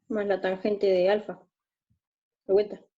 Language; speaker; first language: Spanish; native; Spanish